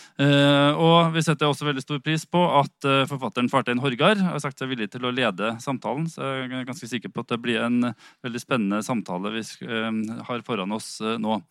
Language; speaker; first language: Norwegian; native; Norwegian